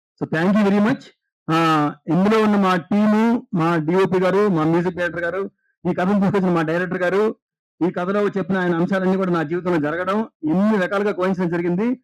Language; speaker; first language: Telugu; native; Telugu